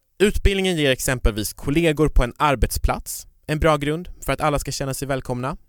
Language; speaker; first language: Swedish; native; Swedish